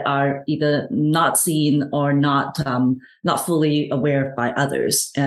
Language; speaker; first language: English; non-native, local second language; Cantonese